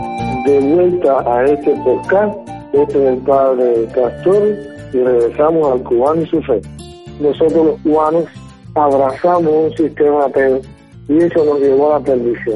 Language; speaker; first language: Spanish; native; Spanish